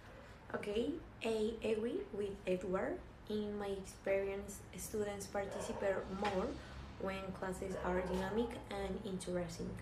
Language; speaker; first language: English; non-native, fluent; Spanish